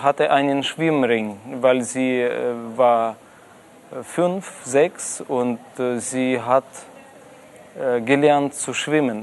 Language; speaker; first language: German; non-native, fluent; Russian